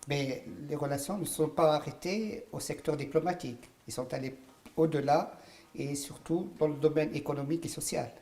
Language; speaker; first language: French; non-native, local second language; Arabic